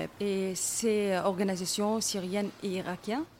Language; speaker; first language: French; non-native, learner; Arabic